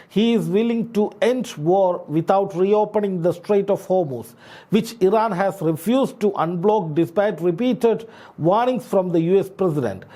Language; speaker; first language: English; non-native, local second language; Malayalam